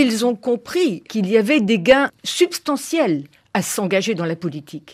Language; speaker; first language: French; native; French